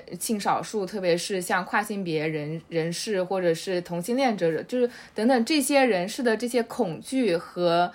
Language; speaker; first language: Chinese; native; Chinese